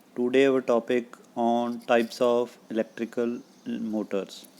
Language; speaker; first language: English; non-native, local second language; Punjabi